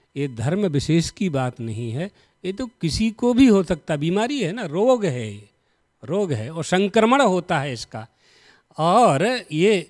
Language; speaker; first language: Hindi; native; Hindi